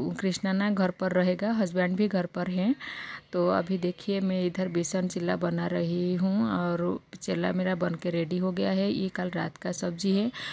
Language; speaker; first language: Hindi; native; Hindi